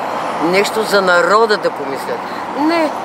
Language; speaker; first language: Bulgarian; native; Bulgarian